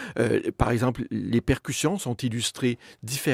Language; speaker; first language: French; native; French